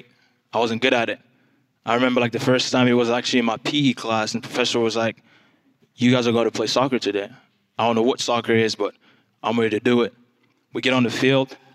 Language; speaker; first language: English; non-native, fluent; French